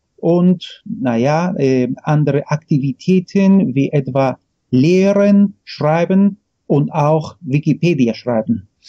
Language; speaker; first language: German; non-native, fluent; Spanish